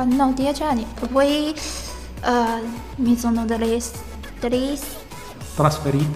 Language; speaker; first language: Italian; non-native, learner; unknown